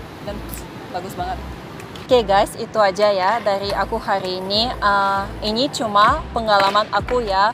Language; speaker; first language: Indonesian; non-native, fluent; Russian